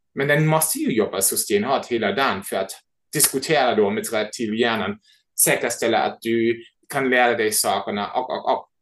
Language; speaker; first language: Swedish; non-native, fluent; German